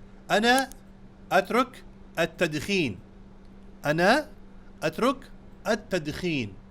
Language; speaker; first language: Arabic; non-native, fluent; Urdu